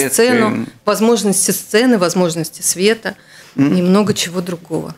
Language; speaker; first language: Russian; native; Russian